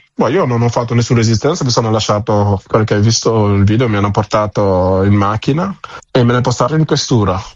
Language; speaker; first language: Italian; non-native, fluent; Wolof